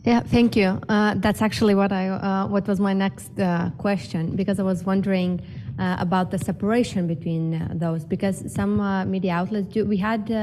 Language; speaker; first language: English; non-native, fluent; Lithuanian